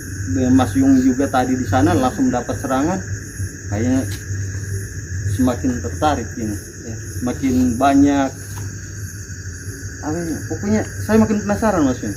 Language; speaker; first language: Indonesian; native; Indonesian